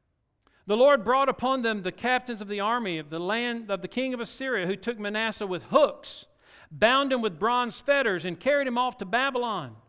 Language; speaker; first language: English; native; English